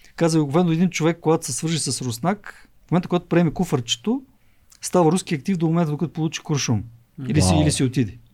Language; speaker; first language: Bulgarian; native; Bulgarian